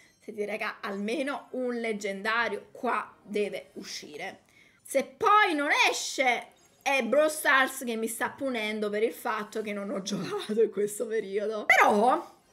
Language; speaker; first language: Italian; native; Italian